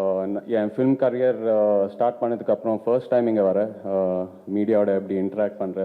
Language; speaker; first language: Tamil; non-native, local second language; Telugu